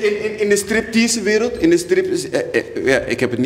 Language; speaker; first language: Dutch; native; Dutch